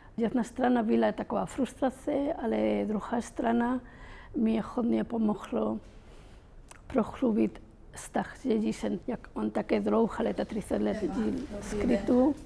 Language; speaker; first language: Czech; non-native, fluent; Spanish